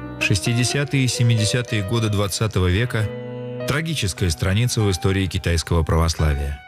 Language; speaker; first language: Russian; native; Russian